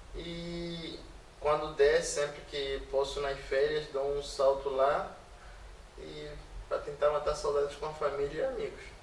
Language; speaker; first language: Portuguese; native; Portuguese